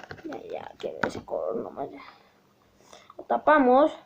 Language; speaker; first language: Spanish; native; Spanish